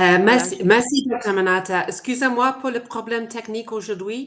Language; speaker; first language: French; non-native, fluent; English